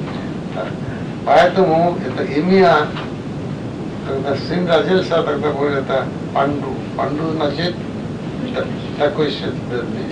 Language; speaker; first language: Russian; non-native, learner; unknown